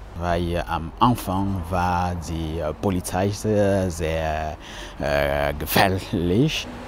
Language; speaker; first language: German; non-native, learner; French